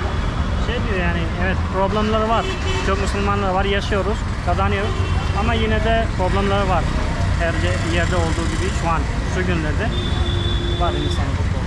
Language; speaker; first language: Turkish; non-native, fluent; Urdu